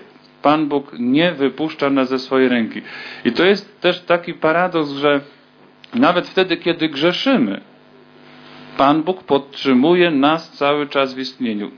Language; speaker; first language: Polish; native; Polish